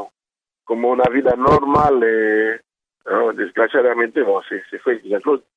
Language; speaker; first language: Spanish; non-native, learner; Haitian Creole